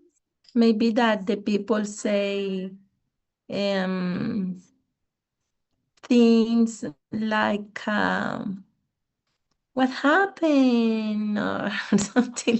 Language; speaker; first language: English; non-native, learner; Spanish